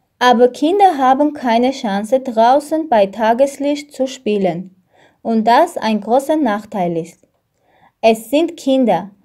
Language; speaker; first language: German; non-native, learner; Armenian